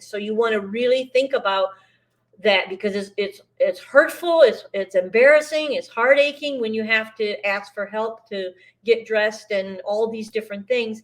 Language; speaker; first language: English; native; English